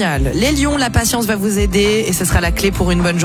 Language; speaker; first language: French; native; French